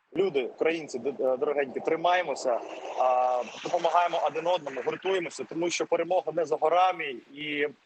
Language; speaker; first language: Ukrainian; non-native, fluent; Russian